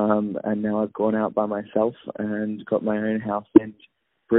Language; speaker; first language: English; native; English